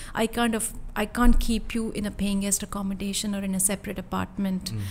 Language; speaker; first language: English; non-native, local second language; Hindi